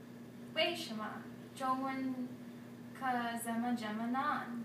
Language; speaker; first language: Chinese; non-native, learner; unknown